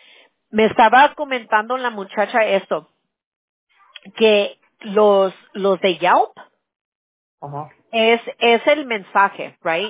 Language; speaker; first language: Spanish; early bilingual, heritage; Spanish